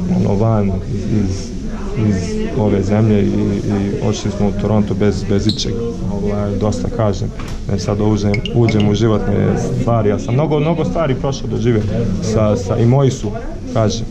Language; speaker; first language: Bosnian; early bilingual, heritage; Croatian